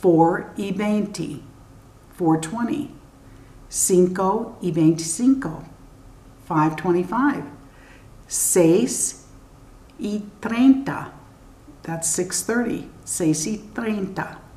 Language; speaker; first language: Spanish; non-native, fluent; English